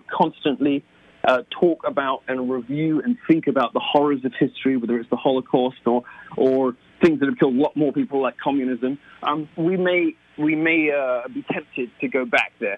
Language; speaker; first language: English; native; English